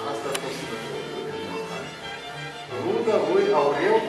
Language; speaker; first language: Romanian; non-native, local second language; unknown